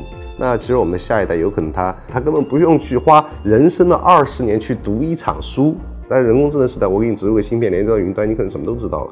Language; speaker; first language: Chinese; native; Chinese